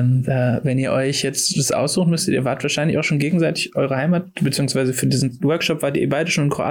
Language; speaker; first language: German; native; German